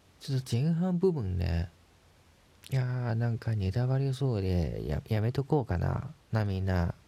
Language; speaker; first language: Japanese; non-native, fluent; Chinese